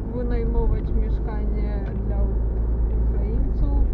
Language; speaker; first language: Polish; non-native, fluent; Russian